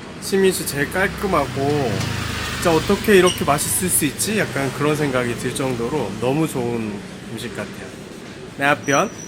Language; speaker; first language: Korean; native; Korean